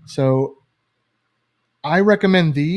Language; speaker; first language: English; native; English